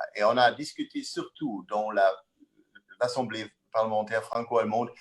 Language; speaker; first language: French; non-native, fluent; German